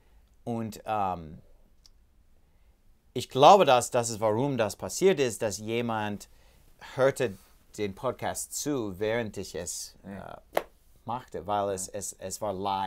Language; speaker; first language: German; non-native, learner; English